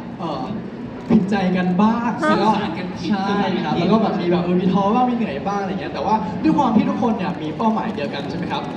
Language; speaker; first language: Thai; native; Thai